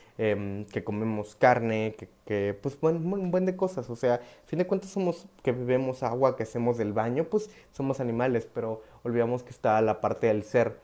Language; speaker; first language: Spanish; native; Spanish